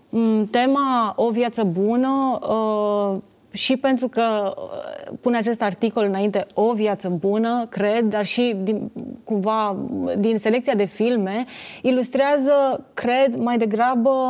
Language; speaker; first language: Romanian; native; Romanian